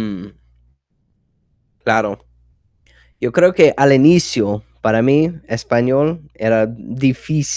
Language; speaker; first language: Spanish; non-native, fluent; English